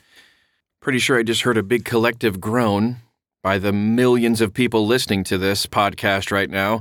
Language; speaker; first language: English; native; English